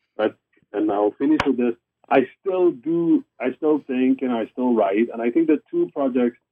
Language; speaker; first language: English; non-native, local second language; Afrikaans